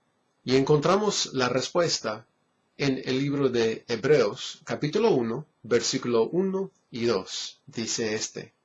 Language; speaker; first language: Spanish; non-native, fluent; English